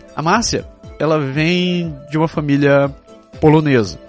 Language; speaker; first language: Portuguese; non-native, local second language; Japanese